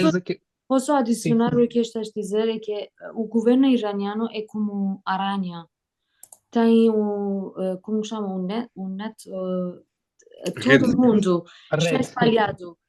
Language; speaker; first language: Portuguese; non-native, learner; Persian